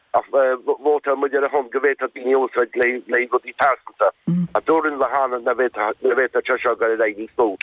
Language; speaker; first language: Irish; native; Irish